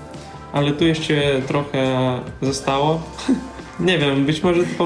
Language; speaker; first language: Polish; non-native, learner; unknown